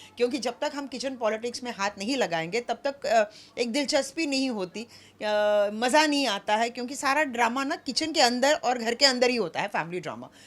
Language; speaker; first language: Hindi; non-native, local second language; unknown